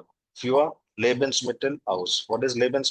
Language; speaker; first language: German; non-native, fluent; Hindi